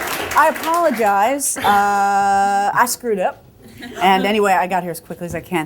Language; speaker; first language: English; native; English